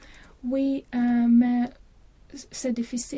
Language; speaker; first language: French; non-native, learner; Latvian